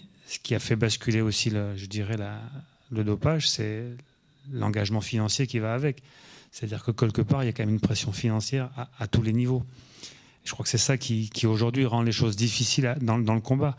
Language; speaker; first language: French; native; French